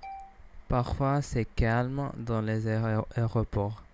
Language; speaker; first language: French; non-native, learner; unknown